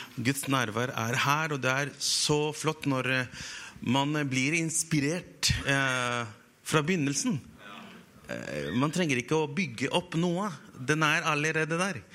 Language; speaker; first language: Norwegian; non-native, fluent; Spanish